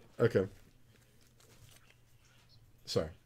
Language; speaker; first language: English; native; English